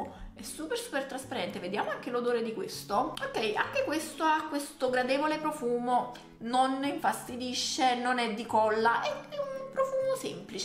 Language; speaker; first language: Italian; native; Italian